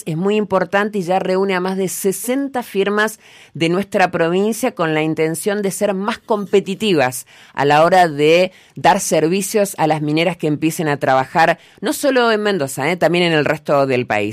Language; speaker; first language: Spanish; native; Spanish